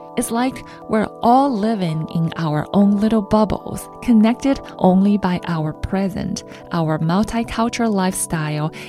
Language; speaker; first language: English; non-native, fluent; Chinese